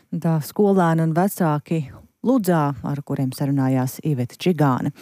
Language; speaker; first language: Latvian; native; Latvian